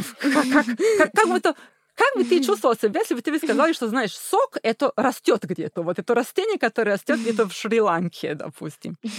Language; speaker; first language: Russian; non-native, fluent; Croatian